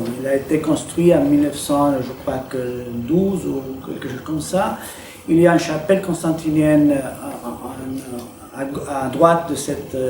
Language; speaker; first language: French; non-native, fluent; Spanish